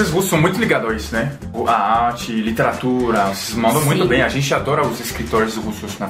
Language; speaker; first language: Portuguese; non-native, fluent; French